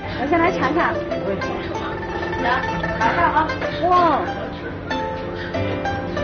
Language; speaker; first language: Chinese; native; Chinese